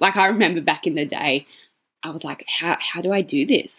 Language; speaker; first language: English; native; English